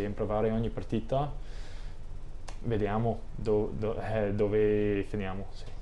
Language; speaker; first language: Italian; non-native, learner; English